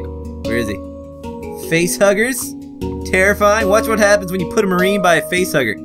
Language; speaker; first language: English; native; English